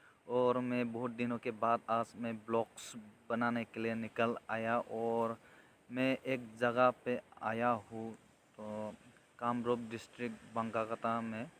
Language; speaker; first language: Hindi; non-native, local second language; Bodo